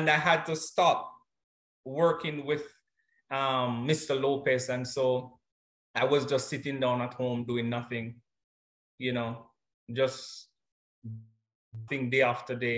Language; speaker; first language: English; non-native, local second language; Jamaican Creole English